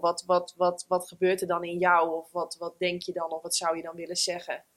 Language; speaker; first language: Dutch; native; Dutch